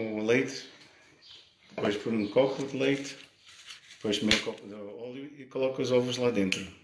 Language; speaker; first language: Portuguese; early bilingual, heritage; Portuguese